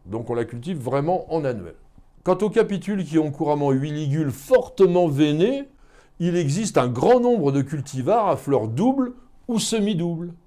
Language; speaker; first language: French; native; French